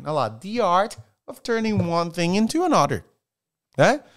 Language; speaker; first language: English; non-native, fluent; Portuguese